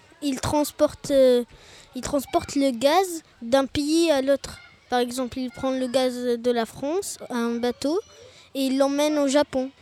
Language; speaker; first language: French; non-native, local second language; Arabic